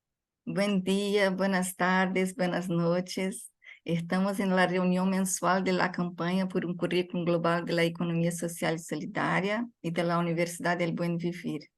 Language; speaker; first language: Spanish; non-native, fluent; Portuguese